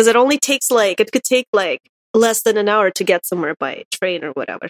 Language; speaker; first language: English; non-native, fluent; Russian